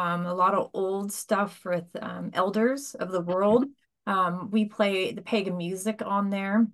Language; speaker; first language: English; native; English